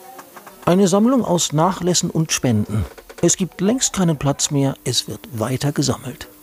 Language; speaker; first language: German; native; German